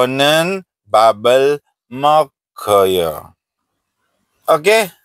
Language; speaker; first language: Korean; non-native, fluent; Indonesian